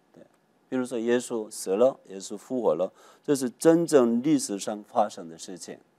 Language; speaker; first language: Chinese; non-native, fluent; Korean